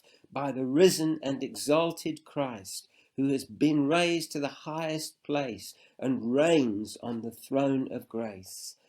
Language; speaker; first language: English; native; English